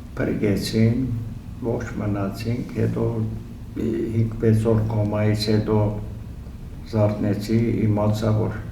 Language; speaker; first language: Armenian; early bilingual, heritage; Armenian